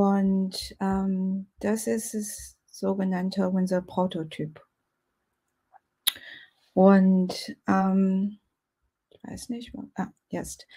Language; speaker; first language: German; non-native, fluent; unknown